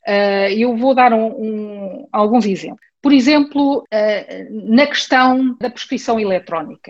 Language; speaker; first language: Portuguese; early bilingual, heritage; Portuguese